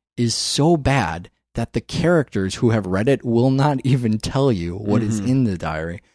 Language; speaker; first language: English; native; English